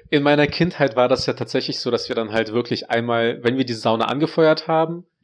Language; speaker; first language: German; early bilingual, other home language; Russian